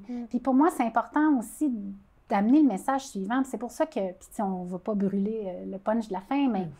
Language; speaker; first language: French; native; French